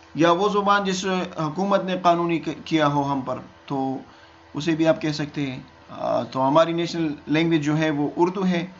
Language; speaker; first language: Urdu; non-native, local second language; Pashto